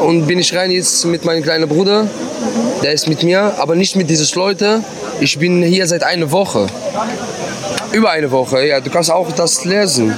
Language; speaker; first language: German; non-native, fluent; Arabic